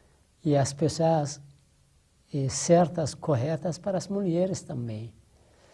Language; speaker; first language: Portuguese; non-native, fluent; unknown